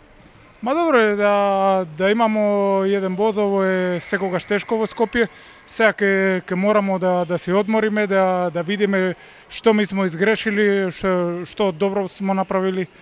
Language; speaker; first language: Macedonian; non-native, learner; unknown